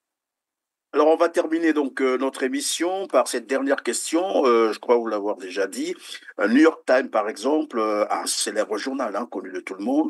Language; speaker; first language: French; native; French